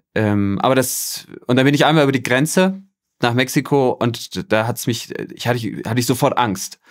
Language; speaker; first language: German; native; German